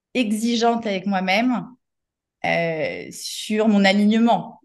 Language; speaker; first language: French; native; French